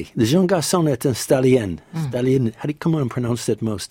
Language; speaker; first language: French; non-native, fluent; English